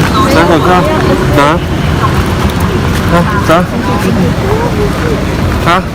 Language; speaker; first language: Chinese; native; Chinese